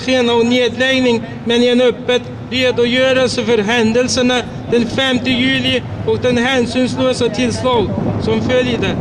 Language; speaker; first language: Swedish; non-native, fluent; Uyghur